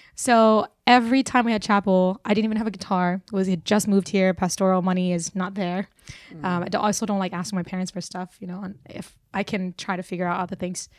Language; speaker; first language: English; early bilingual, other home language; Burmese